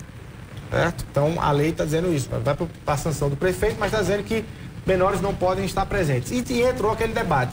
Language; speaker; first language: Portuguese; native; Portuguese